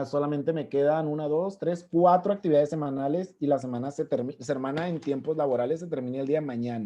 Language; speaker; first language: Spanish; native; Spanish